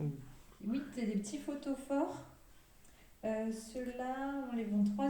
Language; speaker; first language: French; native; French